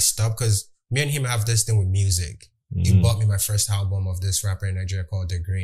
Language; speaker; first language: English; non-native, local second language; Yoruba